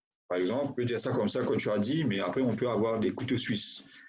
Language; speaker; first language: French; non-native, local second language; Morisyen